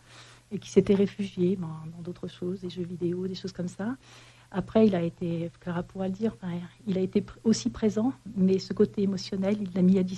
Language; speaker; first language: French; native; French